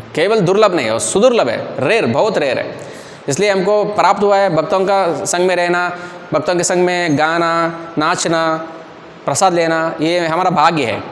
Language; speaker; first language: Hindi; non-native, local second language; Kannada